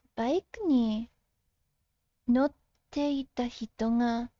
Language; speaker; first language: Japanese; non-native, learner; English